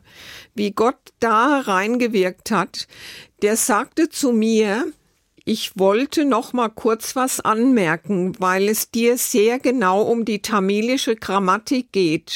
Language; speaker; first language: German; native; German